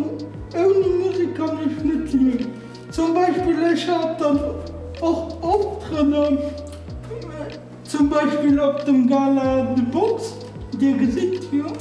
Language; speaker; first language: German; non-native, local second language; Luxembourgish